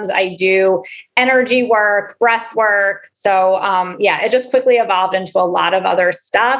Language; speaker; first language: English; native; English